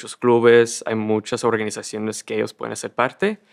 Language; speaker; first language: Spanish; early bilingual, heritage; Spanish